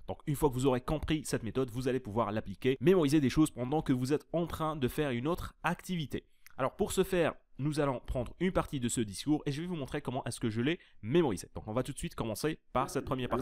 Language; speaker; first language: French; native; French